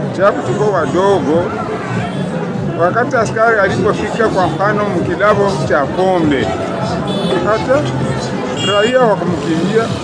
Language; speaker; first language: Swahili; native; Swahili